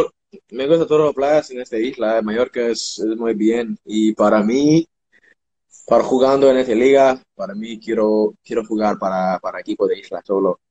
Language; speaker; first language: Spanish; non-native, learner; English